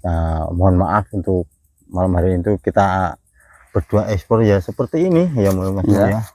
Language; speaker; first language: Indonesian; native; Indonesian